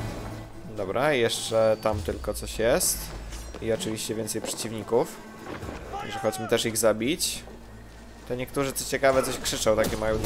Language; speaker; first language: Polish; native; Polish